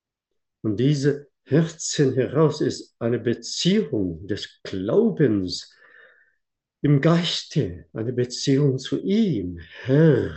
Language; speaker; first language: German; non-native, fluent; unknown